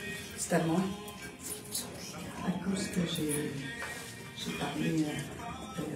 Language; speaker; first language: French; native; French